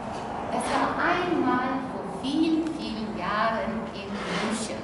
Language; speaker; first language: German; non-native, learner; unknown